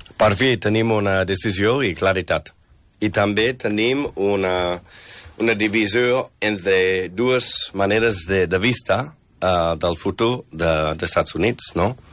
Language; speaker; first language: Catalan; non-native, fluent; English